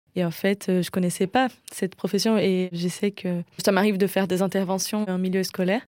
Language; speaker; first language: French; non-native, fluent; Portuguese